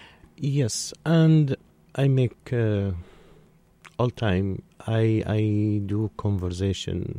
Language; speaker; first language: English; non-native, learner; Arabic